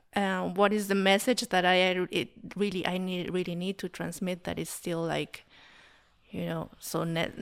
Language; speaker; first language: English; non-native, fluent; Spanish